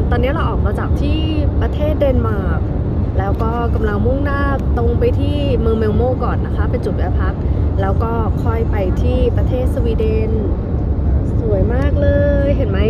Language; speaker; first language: Thai; native; Thai